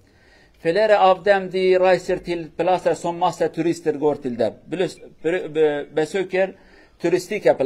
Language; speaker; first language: Norwegian; non-native, learner; Kurdish